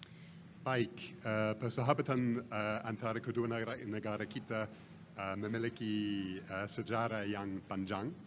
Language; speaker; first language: Indonesian; non-native, fluent; English